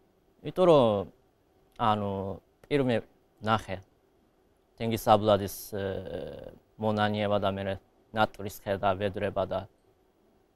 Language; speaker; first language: Georgian; non-native, fluent; Japanese